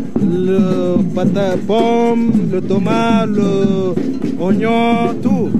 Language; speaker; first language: French; non-native, learner; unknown